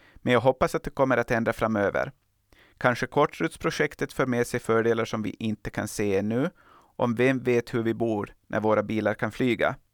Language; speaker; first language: Swedish; native; Swedish